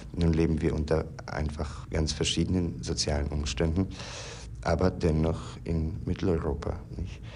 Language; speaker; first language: German; non-native, fluent; Polish